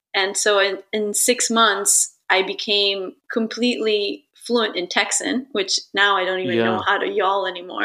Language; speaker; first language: English; early bilingual, other home language; Italian